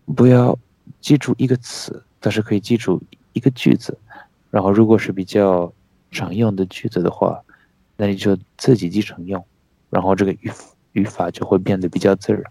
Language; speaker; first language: Chinese; non-native, fluent; French